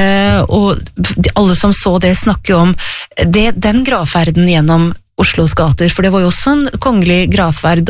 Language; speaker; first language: Norwegian; native; Norwegian